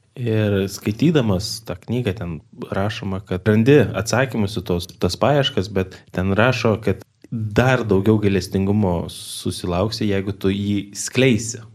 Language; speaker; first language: Lithuanian; native; Lithuanian